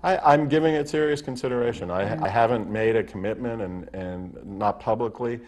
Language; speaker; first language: English; native; English